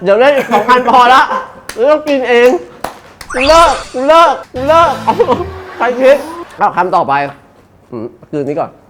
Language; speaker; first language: Thai; native; Thai